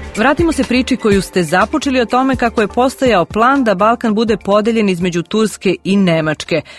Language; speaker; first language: Serbian; native; Serbian